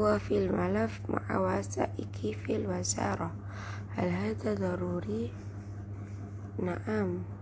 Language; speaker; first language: Arabic; non-native, learner; Indonesian